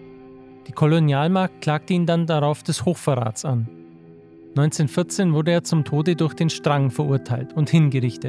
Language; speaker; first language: German; native; German